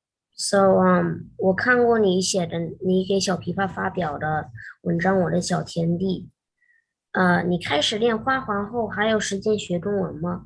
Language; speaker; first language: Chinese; early bilingual, heritage; English